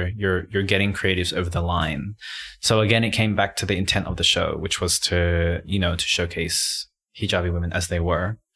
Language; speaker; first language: English; native; English